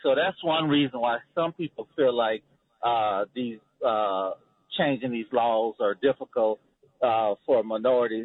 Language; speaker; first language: English; native; English